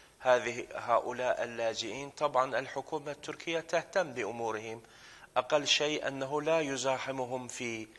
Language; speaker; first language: Arabic; non-native, fluent; Turkish